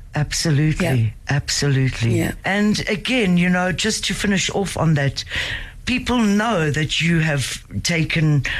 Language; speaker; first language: English; native; English